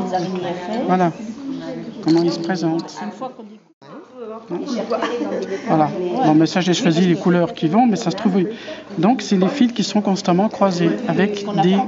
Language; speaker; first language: French; native; French